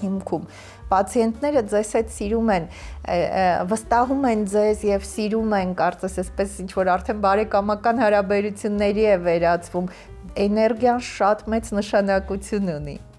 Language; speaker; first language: Armenian; native; Armenian